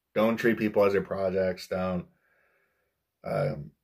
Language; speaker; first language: English; native; English